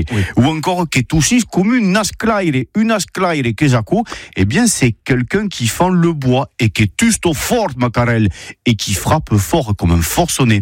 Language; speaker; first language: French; native; French